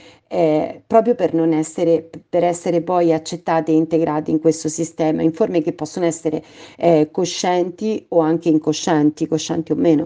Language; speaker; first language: Italian; native; Italian